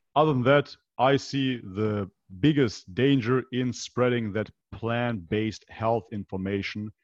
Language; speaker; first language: English; non-native, fluent; Macedonian